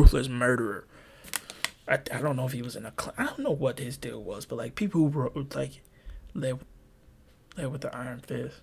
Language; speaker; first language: English; native; English